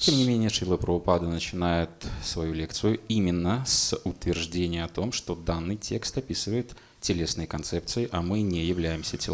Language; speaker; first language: Russian; native; Russian